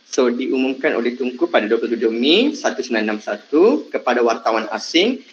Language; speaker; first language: Malay; non-native, local second language; Tamil